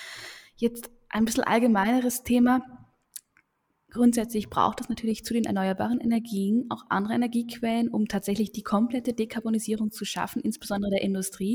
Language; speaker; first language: German; native; German